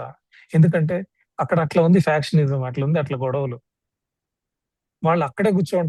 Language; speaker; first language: Telugu; native; Telugu